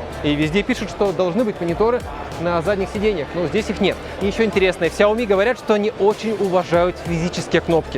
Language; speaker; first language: Russian; native; Russian